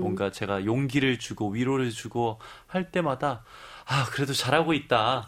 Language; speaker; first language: Korean; native; Korean